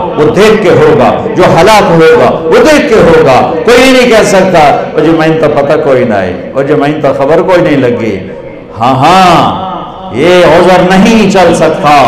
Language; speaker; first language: Urdu; non-native, local second language; Punjabi